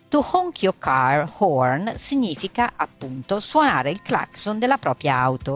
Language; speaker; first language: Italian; native; Italian